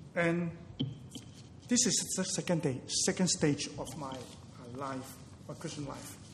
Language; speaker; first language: English; non-native, local second language; Cantonese